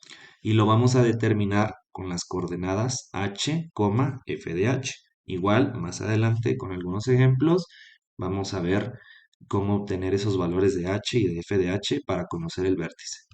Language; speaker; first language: Spanish; native; Spanish